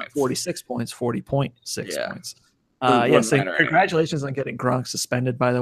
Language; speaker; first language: English; native; English